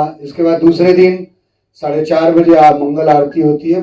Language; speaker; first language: Hindi; native; Hindi